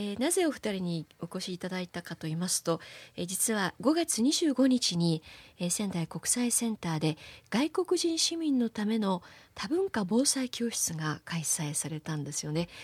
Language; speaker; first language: Japanese; native; Japanese